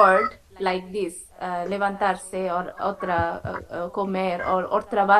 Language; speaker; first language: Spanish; non-native, learner; Hindi